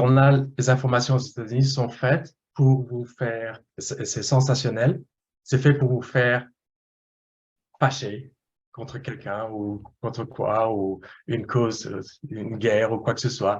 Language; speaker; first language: French; non-native, fluent; English